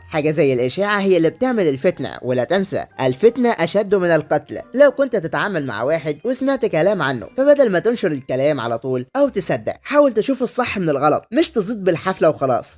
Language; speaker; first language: Arabic; native; Arabic